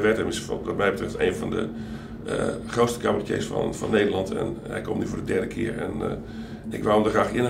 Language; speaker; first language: Dutch; native; Dutch